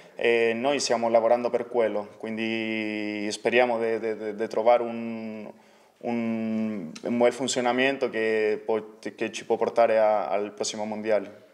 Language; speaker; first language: Italian; non-native, fluent; Spanish